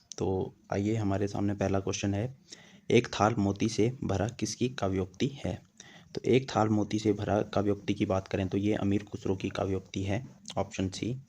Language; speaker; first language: Hindi; native; Hindi